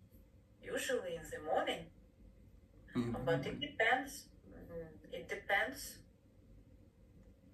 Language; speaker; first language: English; non-native, fluent; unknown